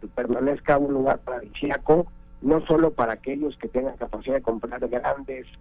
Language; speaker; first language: Spanish; native; Spanish